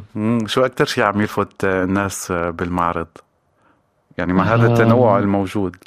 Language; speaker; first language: Arabic; native; Arabic